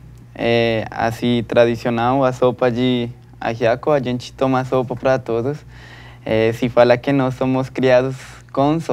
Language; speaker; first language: Portuguese; non-native, learner; Spanish